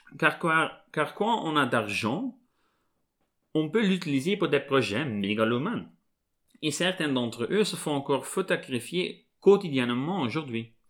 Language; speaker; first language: French; non-native, local second language; Dutch